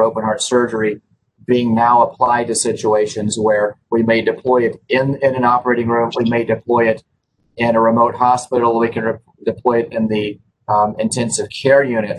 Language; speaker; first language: English; native; English